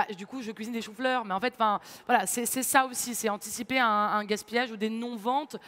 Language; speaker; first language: French; native; French